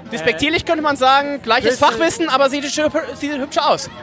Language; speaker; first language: German; native; German